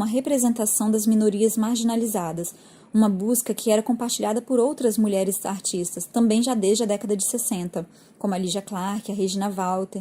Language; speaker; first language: Portuguese; native; Portuguese